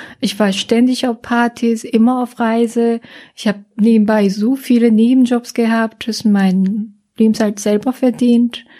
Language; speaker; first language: German; non-native, fluent; Korean